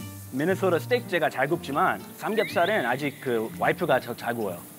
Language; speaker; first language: Korean; non-native, fluent; English